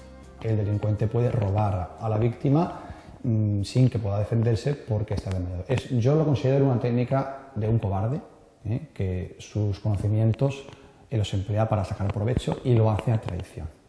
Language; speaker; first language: Spanish; native; Spanish